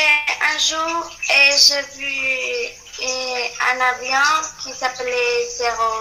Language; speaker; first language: French; non-native, learner; Spanish